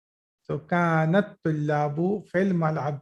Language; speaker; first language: Arabic; non-native, fluent; Urdu